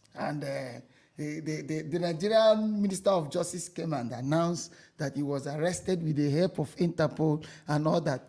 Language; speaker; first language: English; non-native, local second language; Igbo